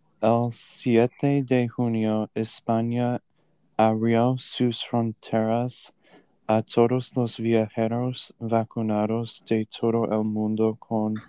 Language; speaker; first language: Spanish; non-native, learner; English